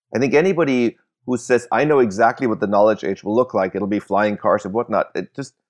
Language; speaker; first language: English; early bilingual, other home language; German